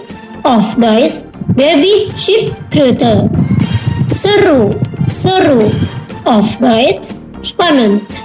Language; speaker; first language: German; non-native, learner; Indonesian